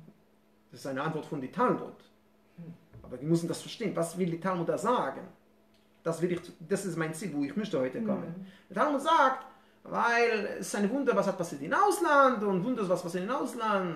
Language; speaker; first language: German; non-native, fluent; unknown